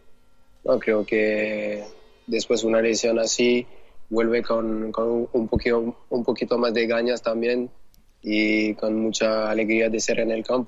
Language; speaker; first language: Spanish; non-native, fluent; French